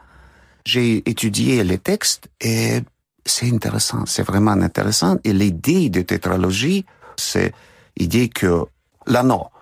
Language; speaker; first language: French; non-native, fluent; Russian